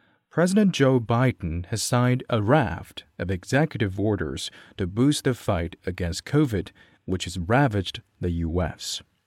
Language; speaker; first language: English; non-native, fluent; Chinese